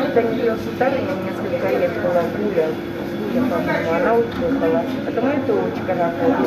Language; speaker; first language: Russian; native; Russian